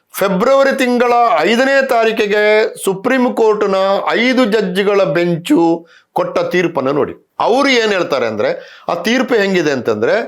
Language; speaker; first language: Kannada; non-native, local second language; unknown